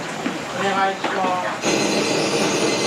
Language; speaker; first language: Japanese; native; Japanese